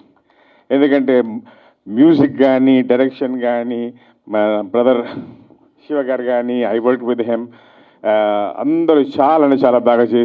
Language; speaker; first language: Telugu; non-native, fluent; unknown